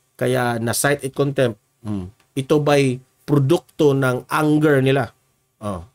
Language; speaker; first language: Filipino; native; Filipino